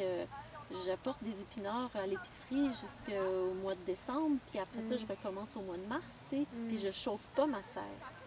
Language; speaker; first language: French; native; French